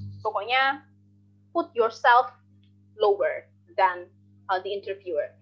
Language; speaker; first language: English; non-native, fluent; Indonesian